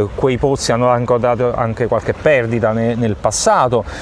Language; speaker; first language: Italian; native; Italian